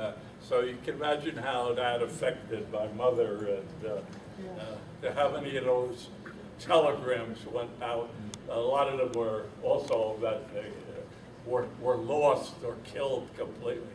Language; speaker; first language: English; native; English